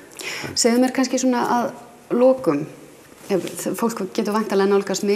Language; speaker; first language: Icelandic; native; Icelandic